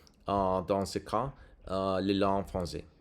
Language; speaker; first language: French; non-native, learner; English